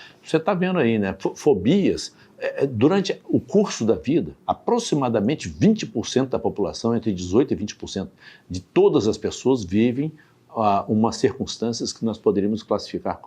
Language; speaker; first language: Portuguese; native; Portuguese